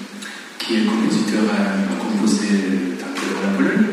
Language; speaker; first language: French; non-native, learner; Polish